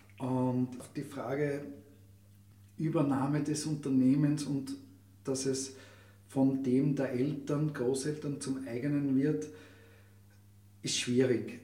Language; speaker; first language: German; native; German